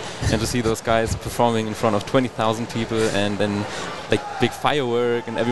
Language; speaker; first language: English; non-native, fluent; German